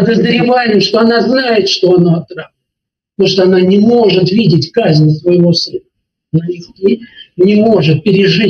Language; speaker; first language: Russian; native; Russian